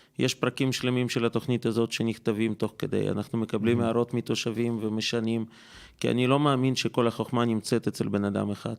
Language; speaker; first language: Hebrew; non-native, fluent; Russian